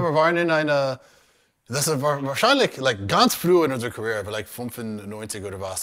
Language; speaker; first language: German; non-native, learner; English